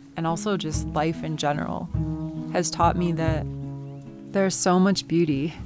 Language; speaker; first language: English; native; English